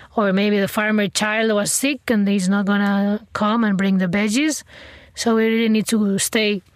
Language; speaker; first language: English; non-native, fluent; Spanish